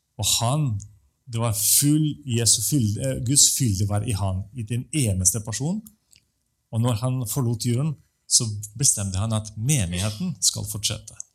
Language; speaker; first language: Norwegian; non-native, fluent; Russian